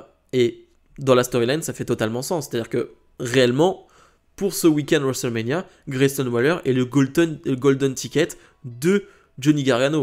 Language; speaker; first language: French; native; French